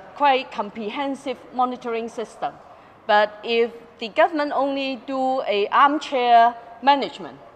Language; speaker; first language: English; non-native, local second language; Cantonese